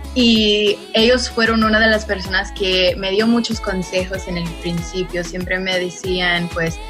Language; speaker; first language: Spanish; early bilingual, heritage; Spanish